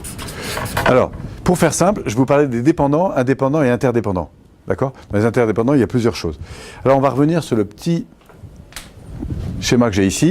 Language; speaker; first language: French; native; French